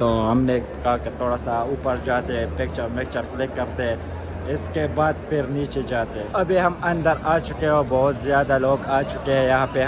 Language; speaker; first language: Hindi; non-native, local second language; Pashto